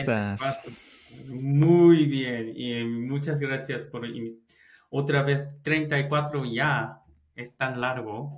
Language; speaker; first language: Spanish; non-native, learner; Korean